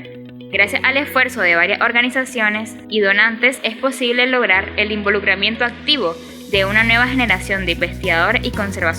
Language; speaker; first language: Spanish; native; Spanish